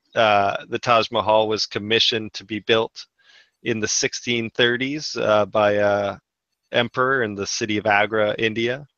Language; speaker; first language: English; native; English